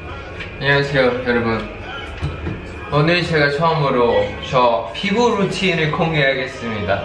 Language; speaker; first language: Korean; non-native, fluent; Thai